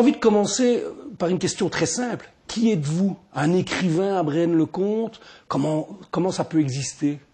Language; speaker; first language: French; native; French